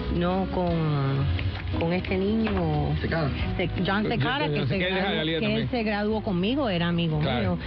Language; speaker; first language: Spanish; early bilingual, heritage; Spanish